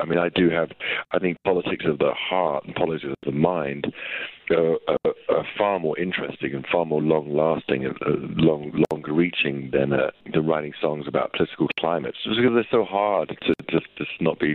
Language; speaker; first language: English; native; English